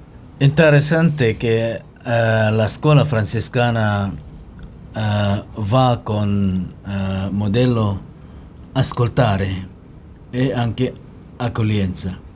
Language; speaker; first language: Italian; non-native, learner; Indonesian